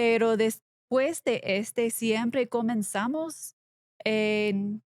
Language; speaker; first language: Spanish; non-native, learner; English